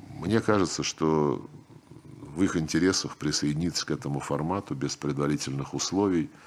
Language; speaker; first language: Russian; native; Russian